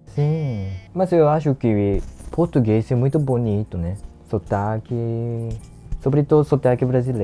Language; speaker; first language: Portuguese; non-native, learner; Japanese